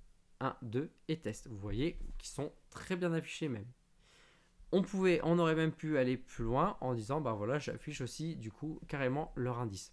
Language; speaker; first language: French; native; French